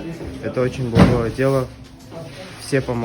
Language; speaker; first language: Russian; native; Russian